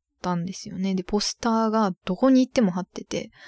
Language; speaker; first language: Japanese; native; Japanese